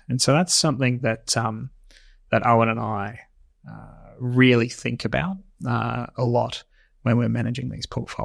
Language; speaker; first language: English; native; English